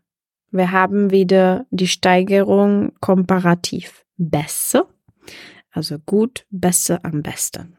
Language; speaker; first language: German; non-native, fluent; Czech